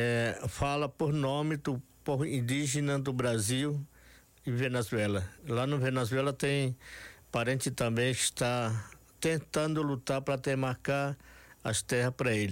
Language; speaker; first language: Portuguese; non-native, local second language; Yanomámi